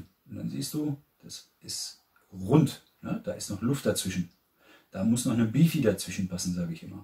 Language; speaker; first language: German; native; German